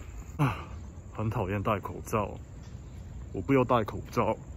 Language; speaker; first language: Chinese; non-native, learner; English